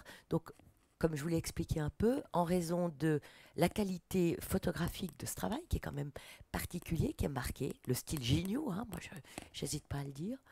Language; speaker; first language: French; native; French